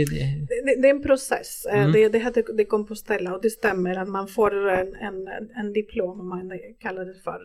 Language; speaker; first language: Swedish; non-native, fluent; Spanish